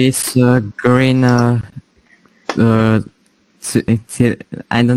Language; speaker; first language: English; non-native, learner; Slovak